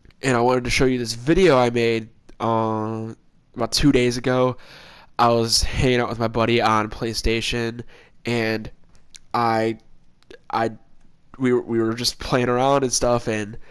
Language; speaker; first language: English; native; English